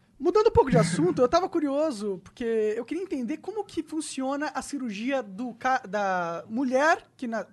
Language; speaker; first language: Portuguese; native; Portuguese